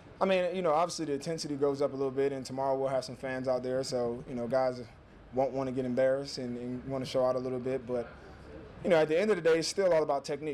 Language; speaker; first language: English; native; English